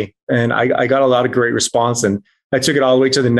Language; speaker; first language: English; native; English